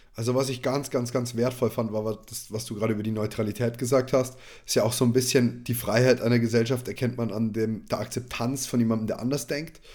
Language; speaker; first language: German; native; German